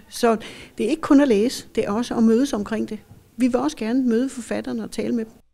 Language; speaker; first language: Danish; native; Danish